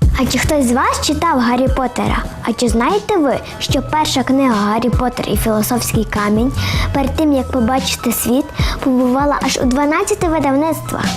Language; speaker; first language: Ukrainian; native; Ukrainian